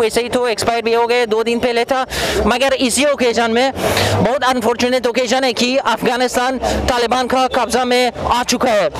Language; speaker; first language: Hindi; non-native, fluent; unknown